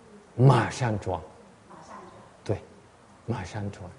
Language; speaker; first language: Chinese; non-native, learner; Vietnamese